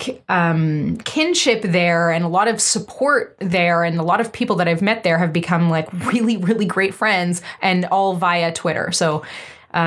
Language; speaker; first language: English; native; English